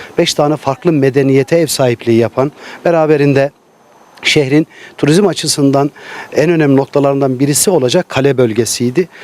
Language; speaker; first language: Turkish; native; Turkish